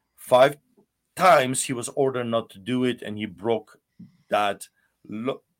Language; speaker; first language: English; non-native, fluent; Polish